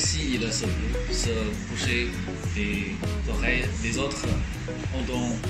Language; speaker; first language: French; non-native, fluent; Chinese